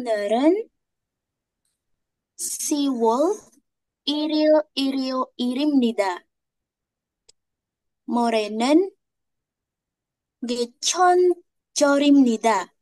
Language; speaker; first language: Korean; non-native, learner; Indonesian